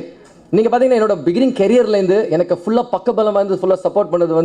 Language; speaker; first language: Tamil; native; Tamil